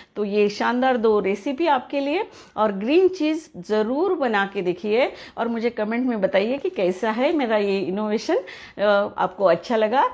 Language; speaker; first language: Hindi; non-native, local second language; Marathi